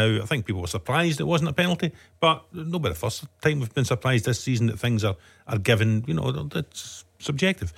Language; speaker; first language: English; native; English